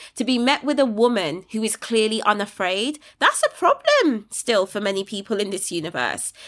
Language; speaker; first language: English; native; English